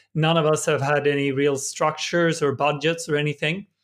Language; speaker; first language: English; non-native, fluent; Swedish